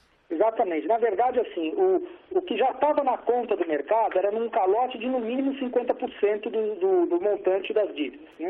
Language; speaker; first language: Portuguese; native; Portuguese